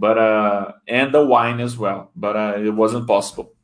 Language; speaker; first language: English; non-native, fluent; Portuguese